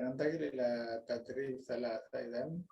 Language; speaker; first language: Arabic; non-native, fluent; Indonesian